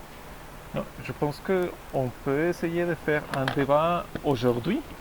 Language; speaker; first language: French; non-native, fluent; Spanish